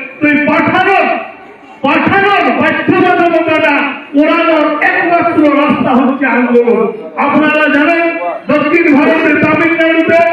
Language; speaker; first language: Bangla; native; Bangla